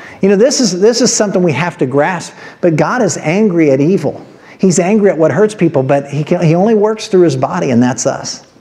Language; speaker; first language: English; native; English